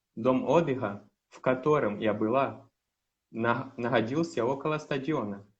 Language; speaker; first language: Russian; non-native, learner; Portuguese